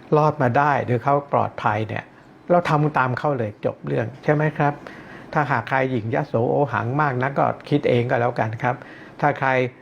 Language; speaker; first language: Thai; native; Thai